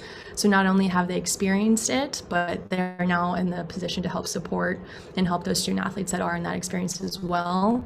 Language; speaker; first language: English; native; English